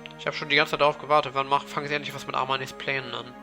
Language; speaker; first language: German; native; German